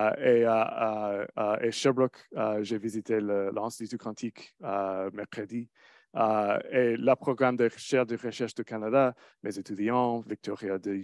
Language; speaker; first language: French; non-native, learner; English